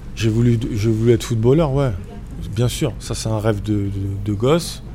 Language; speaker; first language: French; native; French